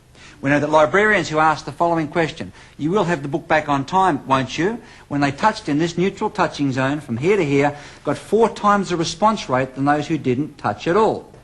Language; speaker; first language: English; native; English